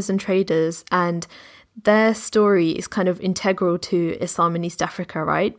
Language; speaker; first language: English; native; English